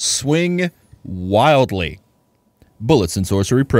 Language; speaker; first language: English; native; English